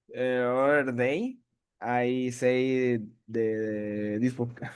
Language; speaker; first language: English; non-native, learner; Spanish